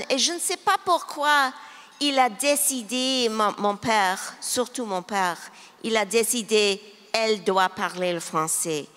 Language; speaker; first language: French; non-native, local second language; English